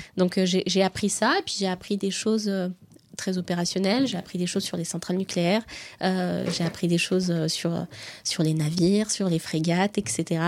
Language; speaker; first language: French; native; French